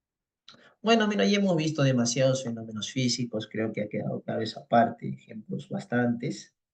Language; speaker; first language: Spanish; native; Spanish